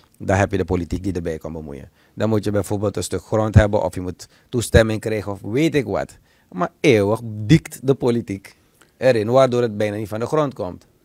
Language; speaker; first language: Dutch; native; Dutch